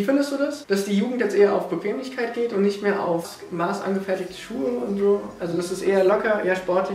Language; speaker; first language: German; native; German